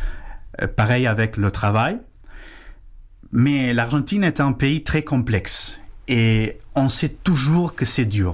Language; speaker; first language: French; non-native, fluent; Spanish